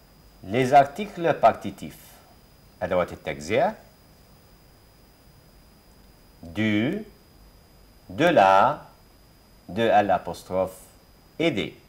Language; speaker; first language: French; non-native, fluent; Arabic